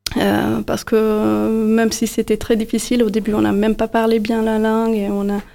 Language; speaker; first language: French; non-native, fluent; Hungarian